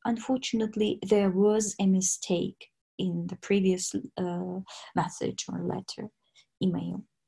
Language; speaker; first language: English; non-native, fluent; Russian